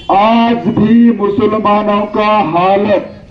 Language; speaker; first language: Hindi; non-native, local second language; Marathi